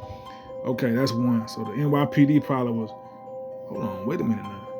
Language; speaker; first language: English; native; English